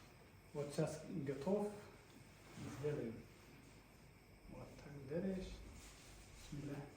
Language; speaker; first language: Russian; non-native, learner; Somali